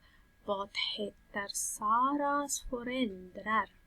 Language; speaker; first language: Swedish; non-native, fluent; Persian